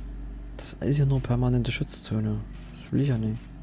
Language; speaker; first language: German; native; German